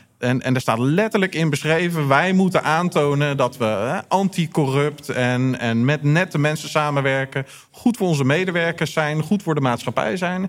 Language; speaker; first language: Dutch; native; Dutch